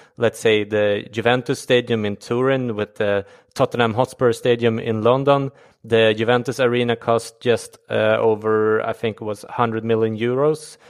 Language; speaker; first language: English; non-native, fluent; Swedish